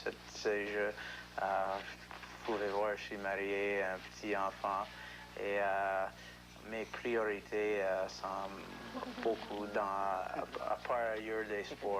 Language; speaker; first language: French; non-native, local second language; English